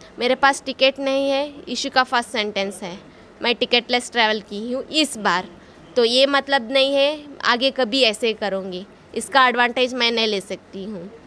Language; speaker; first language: Hindi; non-native, local second language; Kannada